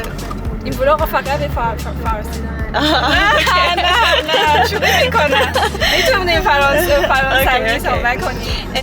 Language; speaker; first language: Persian; non-native, learner; Chinese